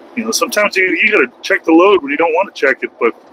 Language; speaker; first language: English; native; English